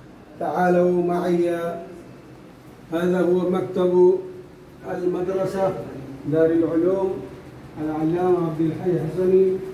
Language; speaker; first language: Arabic; non-native, fluent; Urdu